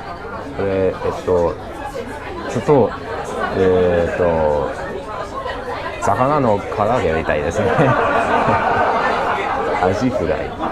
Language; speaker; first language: Japanese; non-native, learner; English